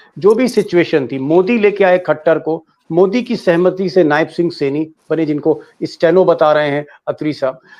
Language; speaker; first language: Hindi; native; Hindi